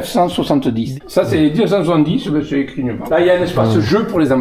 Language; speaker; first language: French; native; French